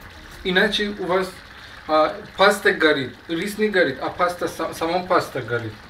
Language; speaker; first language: Russian; non-native, learner; Persian